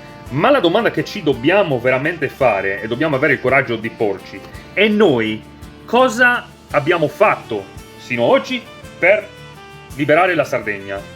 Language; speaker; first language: Italian; native; Italian